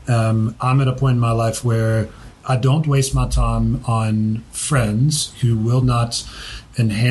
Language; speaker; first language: English; native; English